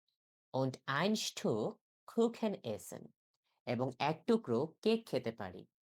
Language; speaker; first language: German; non-native, learner; Bangla